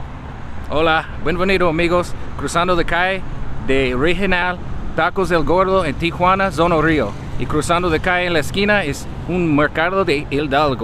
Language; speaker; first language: Spanish; non-native, learner; English